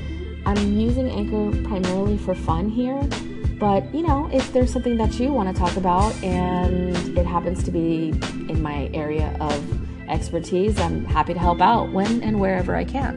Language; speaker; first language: English; native; English